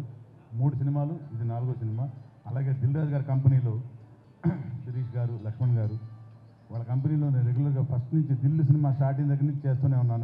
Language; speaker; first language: Telugu; native; Telugu